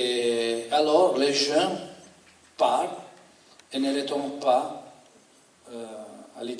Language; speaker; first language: French; non-native, learner; Italian